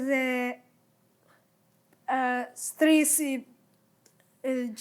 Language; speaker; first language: Albanian; early bilingual, heritage; Albanian